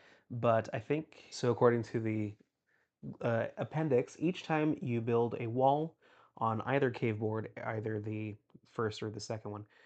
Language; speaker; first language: English; native; English